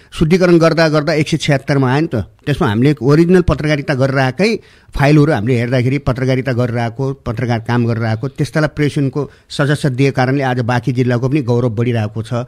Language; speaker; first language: Nepali; native; Nepali